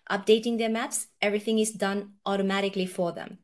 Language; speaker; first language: English; early bilingual, other home language; Nepali